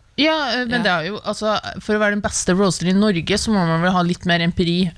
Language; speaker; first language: Norwegian; native; Norwegian